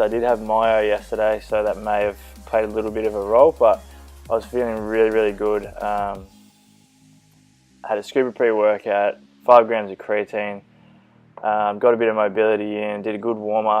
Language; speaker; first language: English; native; English